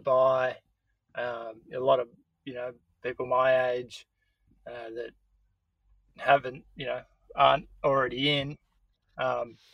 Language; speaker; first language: English; native; English